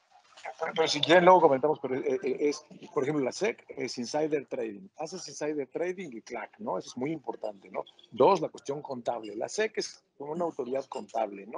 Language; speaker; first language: Spanish; native; Spanish